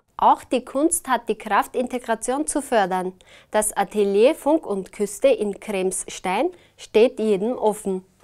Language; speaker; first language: German; native; German